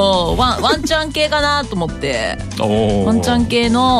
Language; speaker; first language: Japanese; native; Japanese